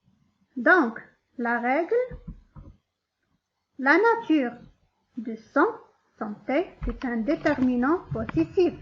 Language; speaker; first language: French; non-native, local second language; Arabic